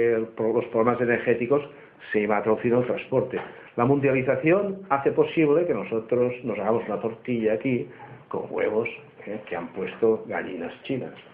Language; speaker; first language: Spanish; native; Spanish